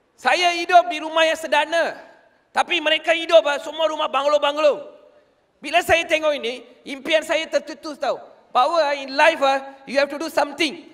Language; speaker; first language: Malay; non-native, local second language; Tamil